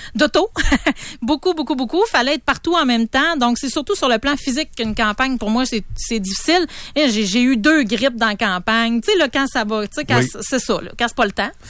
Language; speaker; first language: French; native; French